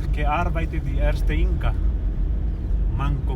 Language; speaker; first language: German; non-native, learner; Spanish